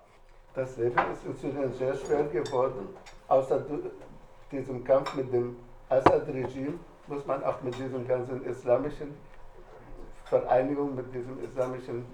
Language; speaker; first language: German; non-native, fluent; Arabic